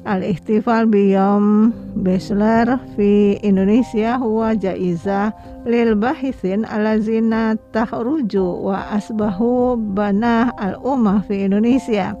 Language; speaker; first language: Arabic; non-native, fluent; Indonesian